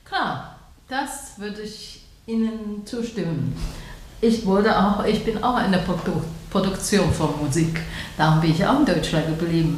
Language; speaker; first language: German; non-native, learner; Chinese